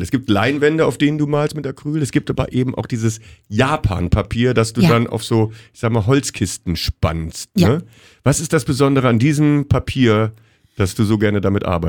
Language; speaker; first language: German; native; German